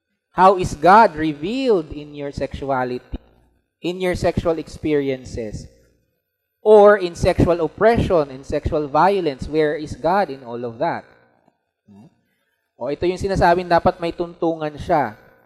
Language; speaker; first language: English; non-native, local second language; Filipino